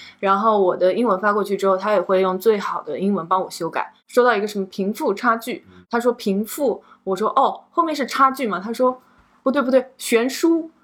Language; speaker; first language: Chinese; native; Chinese